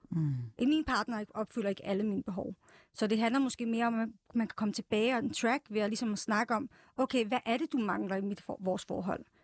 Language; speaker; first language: Danish; early bilingual, other home language; Serbian